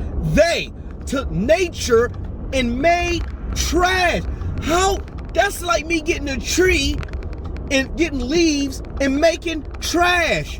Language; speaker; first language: English; native; English